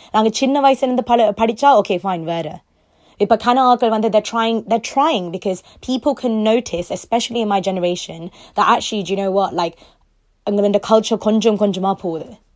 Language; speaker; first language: English; early bilingual, other home language; Tamil